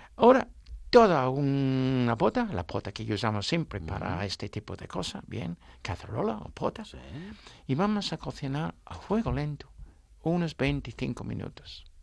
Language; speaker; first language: Spanish; non-native, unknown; English